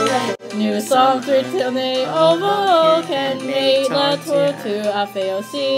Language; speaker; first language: French; non-native, learner; English